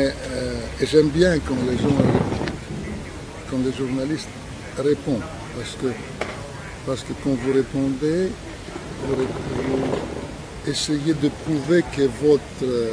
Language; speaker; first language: French; non-native, fluent; Russian